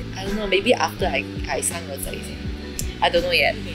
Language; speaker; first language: English; non-native, local second language; Chinese